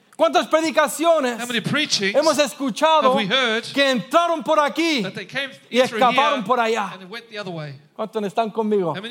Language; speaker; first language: Spanish; non-native, fluent; English